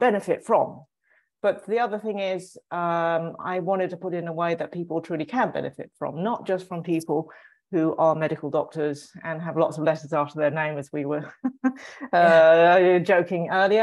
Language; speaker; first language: English; native; English